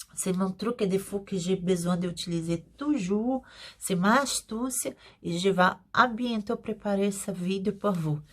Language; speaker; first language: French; non-native, learner; Portuguese